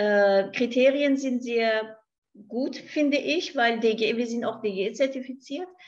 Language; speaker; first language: German; non-native, fluent; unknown